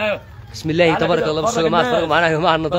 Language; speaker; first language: Arabic; native; Arabic